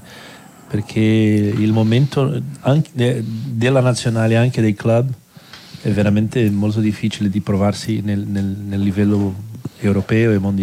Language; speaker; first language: Italian; non-native, fluent; Portuguese